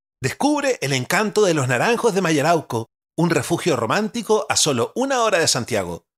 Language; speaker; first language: Spanish; native; Spanish